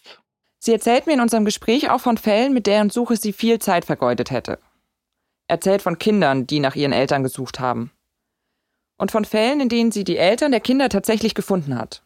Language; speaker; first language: German; native; German